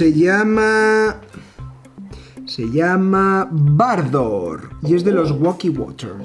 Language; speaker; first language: Spanish; native; Spanish